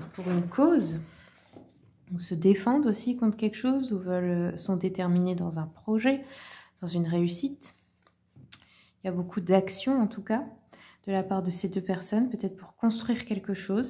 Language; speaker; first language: French; native; French